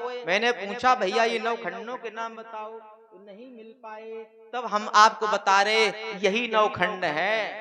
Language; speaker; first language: Hindi; native; Hindi